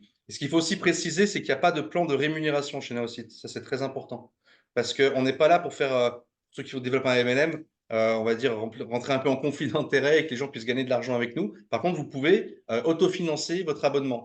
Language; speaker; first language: French; native; French